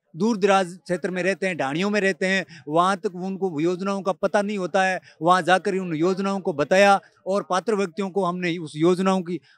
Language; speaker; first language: Hindi; native; Hindi